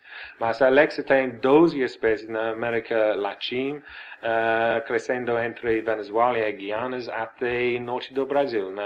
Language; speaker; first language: Portuguese; non-native, fluent; English